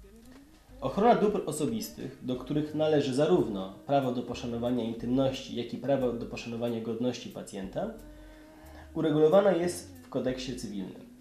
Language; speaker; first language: Polish; native; Polish